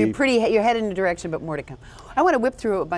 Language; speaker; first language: English; native; English